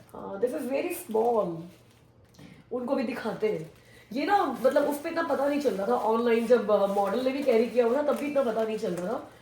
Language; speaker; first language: Hindi; native; Hindi